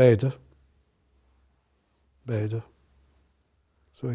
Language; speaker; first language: Dutch; non-native, local second language; French